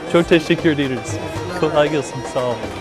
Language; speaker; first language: Turkish; non-native, learner; English